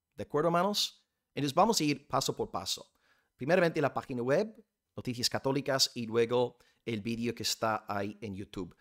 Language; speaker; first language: Spanish; non-native, fluent; English